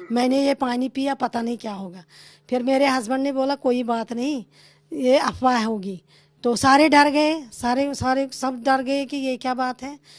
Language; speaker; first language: Hindi; non-native, local second language; Kashmiri